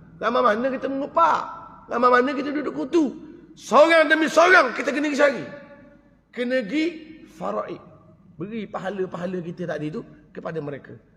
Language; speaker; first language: Malay; native; Malay